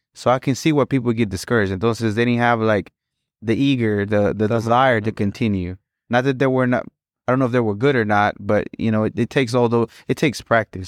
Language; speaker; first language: English; early bilingual, other home language; Spanish